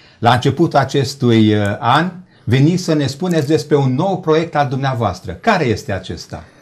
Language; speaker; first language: Romanian; native; Romanian